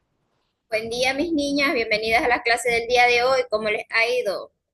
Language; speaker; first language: Spanish; native; Spanish